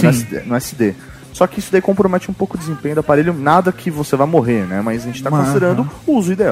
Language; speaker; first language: Portuguese; native; Portuguese